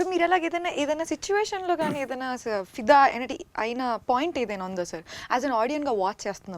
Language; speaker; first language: Telugu; native; Telugu